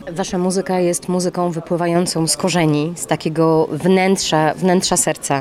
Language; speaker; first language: Polish; native; Polish